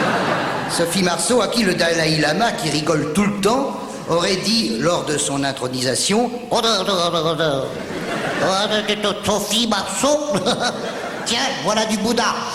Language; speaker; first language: French; native; French